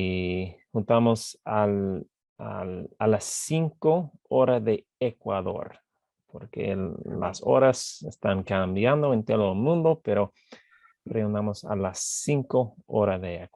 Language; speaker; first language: Spanish; non-native, fluent; English